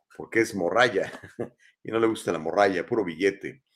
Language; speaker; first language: Spanish; native; Spanish